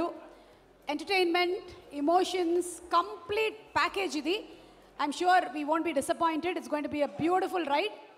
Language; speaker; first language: Telugu; native; Telugu